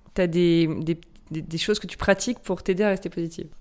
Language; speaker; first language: French; native; French